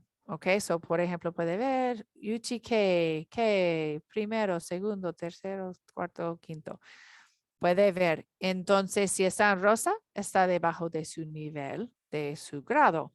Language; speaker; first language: Spanish; non-native, learner; English